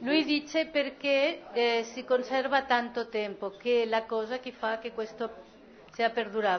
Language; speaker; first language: Italian; non-native, learner; Spanish